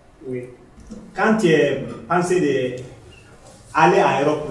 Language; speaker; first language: French; non-native, learner; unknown